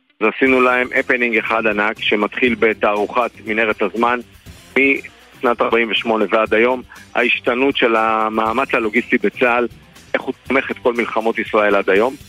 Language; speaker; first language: Hebrew; native; Hebrew